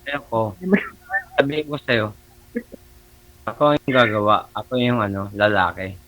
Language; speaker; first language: Filipino; non-native, local second language; Cebuano